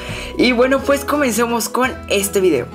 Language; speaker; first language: Spanish; native; Spanish